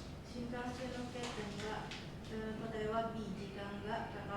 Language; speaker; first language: Japanese; non-native, learner; Indonesian